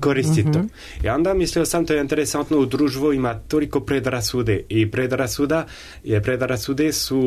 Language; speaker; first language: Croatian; non-native, learner; French